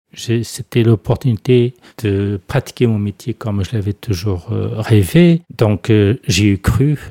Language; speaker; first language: French; non-native, fluent; Portuguese